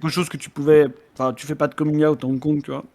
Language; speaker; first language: French; native; French